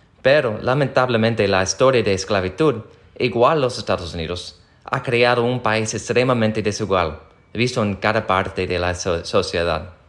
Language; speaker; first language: Spanish; non-native, fluent; English